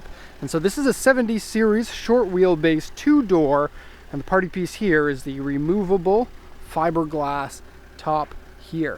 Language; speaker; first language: English; native; English